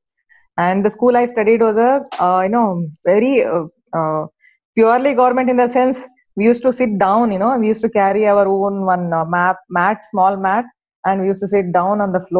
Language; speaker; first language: English; non-native, local second language; Kannada